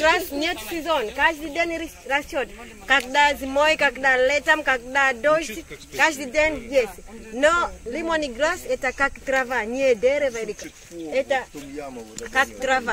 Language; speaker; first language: Russian; non-native, learner; Swahili